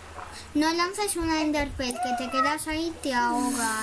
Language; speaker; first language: Spanish; native; Spanish